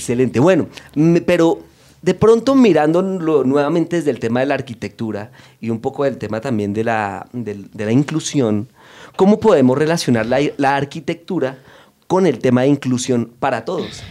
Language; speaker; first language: Spanish; native; Spanish